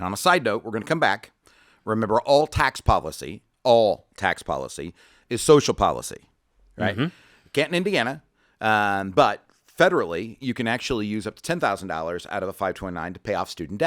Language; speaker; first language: English; native; English